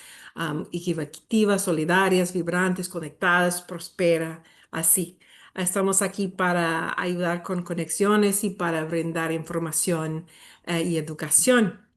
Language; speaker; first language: Spanish; early bilingual, heritage; Spanish